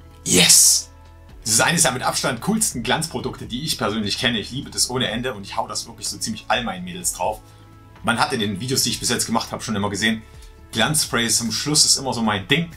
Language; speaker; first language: German; native; German